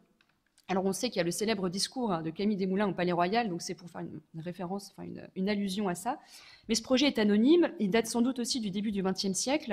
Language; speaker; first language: French; native; French